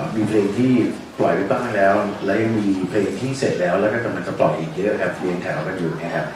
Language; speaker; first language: Thai; non-native, fluent; Danish